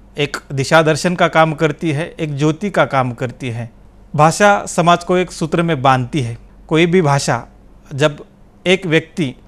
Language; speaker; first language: Hindi; non-native, local second language; Marathi